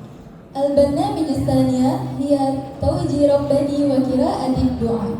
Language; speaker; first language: Arabic; non-native, learner; Indonesian